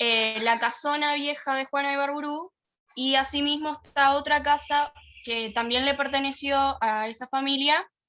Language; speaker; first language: Spanish; native; Spanish